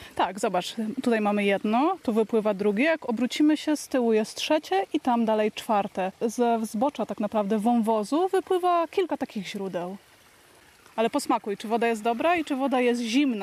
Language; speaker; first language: Polish; native; Polish